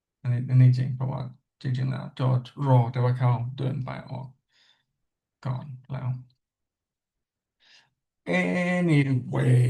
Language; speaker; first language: Thai; non-native, learner; English